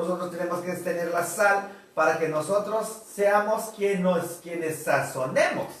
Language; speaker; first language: Spanish; native; Spanish